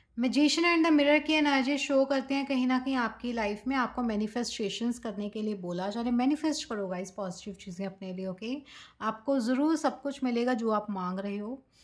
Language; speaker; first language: Hindi; native; Hindi